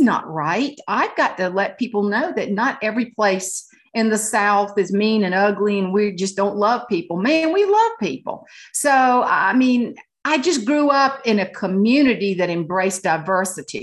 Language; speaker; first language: English; native; English